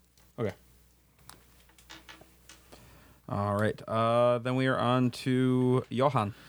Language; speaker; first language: English; native; English